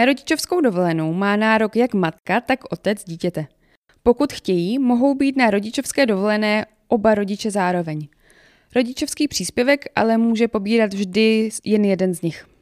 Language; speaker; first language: Czech; native; Czech